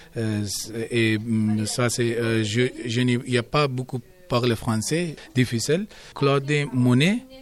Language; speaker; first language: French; non-native, learner; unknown